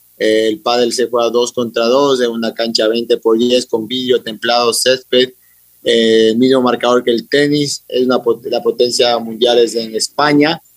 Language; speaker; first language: Spanish; native; Spanish